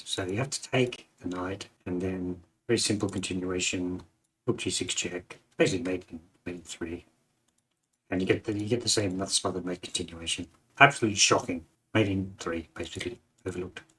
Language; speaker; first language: English; native; English